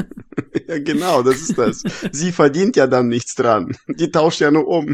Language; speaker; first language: German; non-native, fluent; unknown